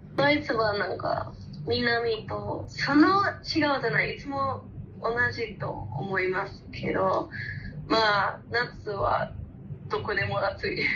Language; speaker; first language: Japanese; non-native, learner; German